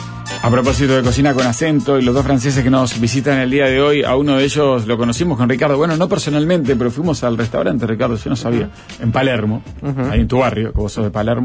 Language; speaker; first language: Spanish; native; Spanish